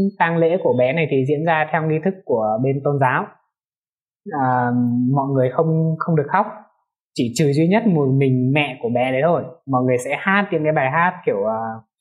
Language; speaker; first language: Vietnamese; non-native, local second language; Hmong